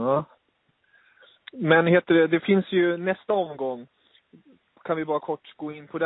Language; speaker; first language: Swedish; native; Swedish